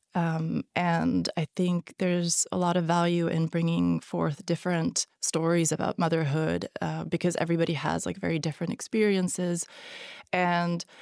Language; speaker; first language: English; non-native, fluent; Hungarian